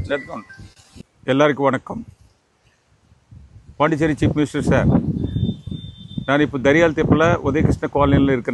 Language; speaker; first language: Tamil; non-native, local second language; Telugu